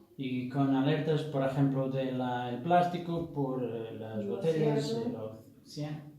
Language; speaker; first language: Spanish; non-native, fluent; Portuguese